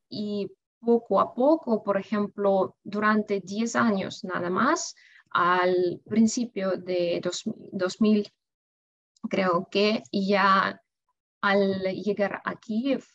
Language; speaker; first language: Spanish; non-native, fluent; Russian